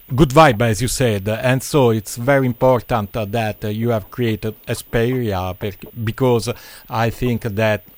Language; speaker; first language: English; non-native, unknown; Italian